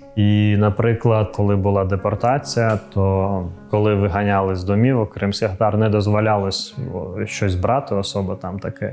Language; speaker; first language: Ukrainian; non-native, local second language; Crimean Tatar